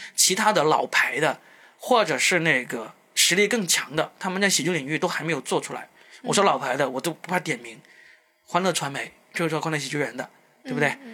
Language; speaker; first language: Chinese; non-native, local second language; Cantonese